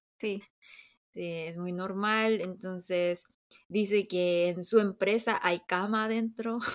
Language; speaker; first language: Spanish; early bilingual, other home language; Korean